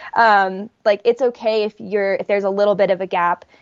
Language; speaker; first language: English; native; English